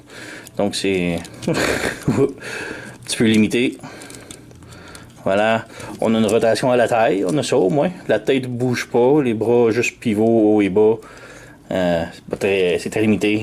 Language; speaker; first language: French; native; French